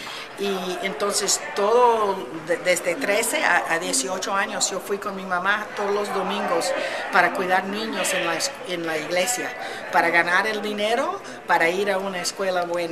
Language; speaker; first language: Spanish; early bilingual, heritage; Spanish